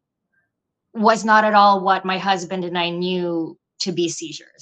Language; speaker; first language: English; non-native, local second language; Filipino